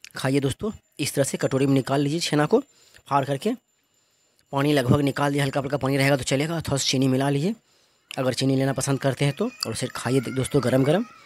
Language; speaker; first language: Hindi; native; Hindi